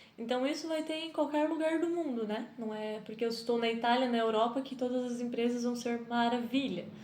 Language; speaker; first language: Portuguese; native; Portuguese